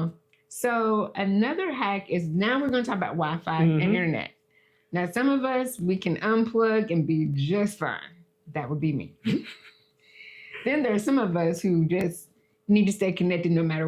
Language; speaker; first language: English; native; English